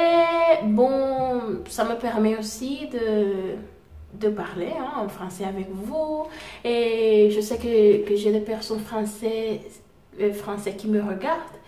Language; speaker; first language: French; non-native, fluent; Spanish